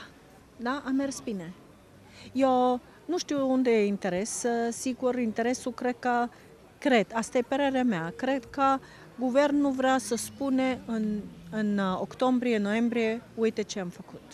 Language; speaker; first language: Romanian; non-native, fluent; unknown